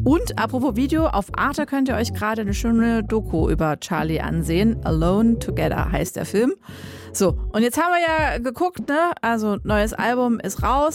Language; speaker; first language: German; native; German